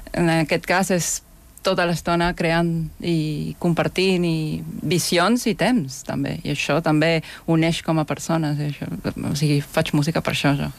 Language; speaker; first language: Catalan; non-native, fluent; Spanish